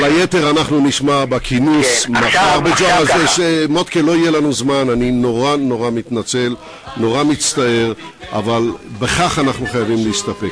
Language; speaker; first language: Hebrew; native; Hebrew